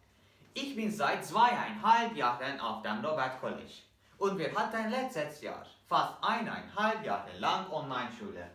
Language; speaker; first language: German; non-native, learner; Turkish